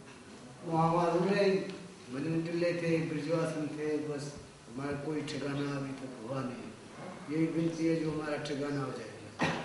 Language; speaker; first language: Hindi; non-native, learner; Sindhi